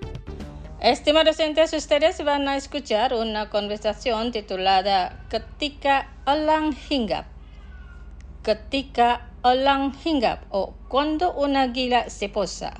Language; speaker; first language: Spanish; non-native, fluent; Indonesian